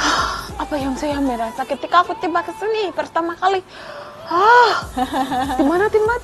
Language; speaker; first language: Indonesian; non-native, learner; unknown